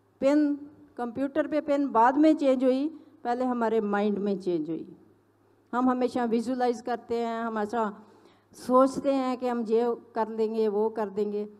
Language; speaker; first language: Hindi; non-native, local second language; Punjabi